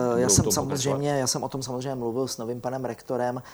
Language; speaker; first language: Czech; native; Czech